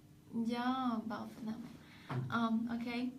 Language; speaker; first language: English; non-native, learner; Vietnamese